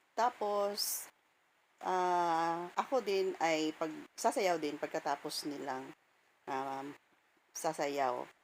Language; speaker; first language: Filipino; non-native, local second language; Cebuano